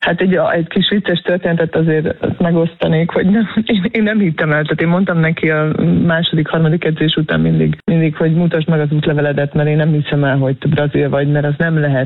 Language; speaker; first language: Hungarian; native; Hungarian